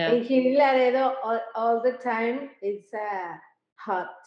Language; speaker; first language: English; non-native, learner; Spanish